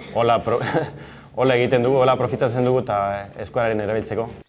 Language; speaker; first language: Basque; early bilingual, heritage; Spanish